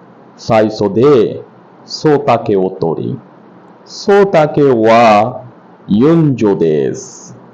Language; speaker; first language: Japanese; non-native, learner; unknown